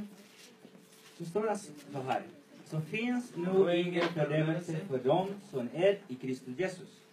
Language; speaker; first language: Swedish; non-native, fluent; Spanish